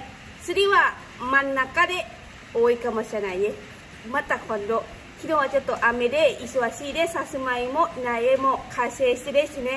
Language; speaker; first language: Japanese; non-native, learner; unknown